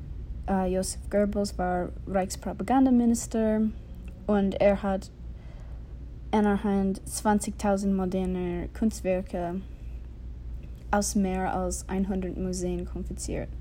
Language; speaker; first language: German; non-native, learner; English